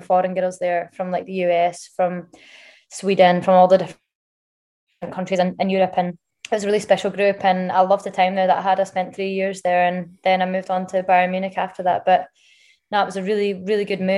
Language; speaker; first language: English; native; English